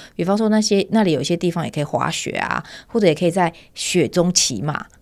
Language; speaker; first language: Chinese; native; Chinese